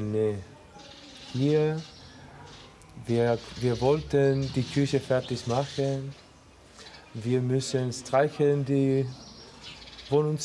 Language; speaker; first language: German; non-native, learner; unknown